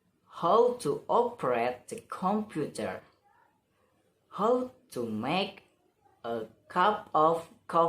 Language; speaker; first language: English; non-native, learner; Indonesian